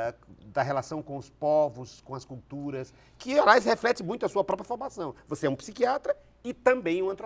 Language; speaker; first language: Portuguese; native; Portuguese